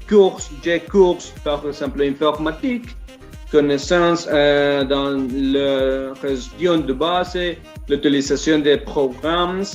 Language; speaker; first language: French; non-native, learner; Spanish